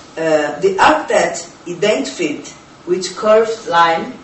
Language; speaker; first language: English; non-native, learner; Portuguese